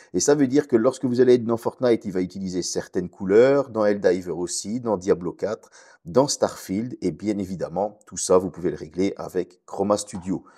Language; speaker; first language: French; native; French